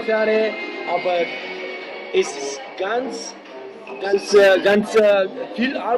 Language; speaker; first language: German; non-native, learner; English